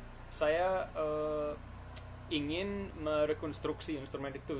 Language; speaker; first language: Indonesian; non-native, fluent; English